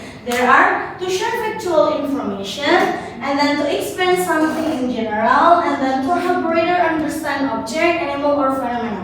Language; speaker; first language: English; non-native, learner; Indonesian